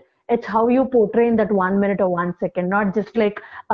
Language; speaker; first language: English; non-native, local second language; Telugu